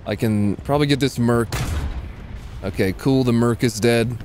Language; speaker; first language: English; native; English